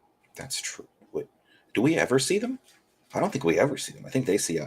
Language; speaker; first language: English; native; English